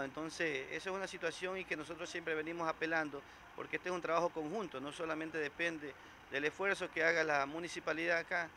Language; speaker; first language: Spanish; native; Spanish